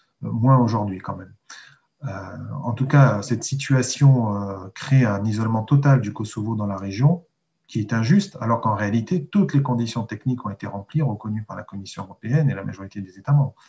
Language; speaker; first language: French; native; French